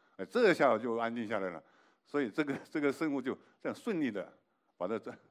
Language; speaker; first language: Chinese; native; Chinese